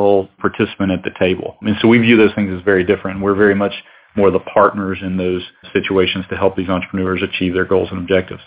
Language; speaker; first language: English; native; English